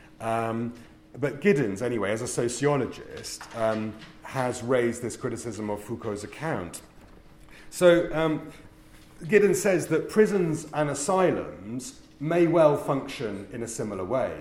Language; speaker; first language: English; native; English